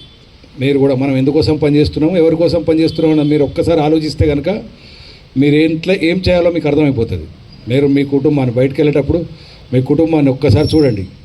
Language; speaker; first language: Telugu; native; Telugu